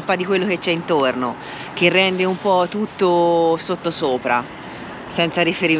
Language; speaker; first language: Italian; native; Italian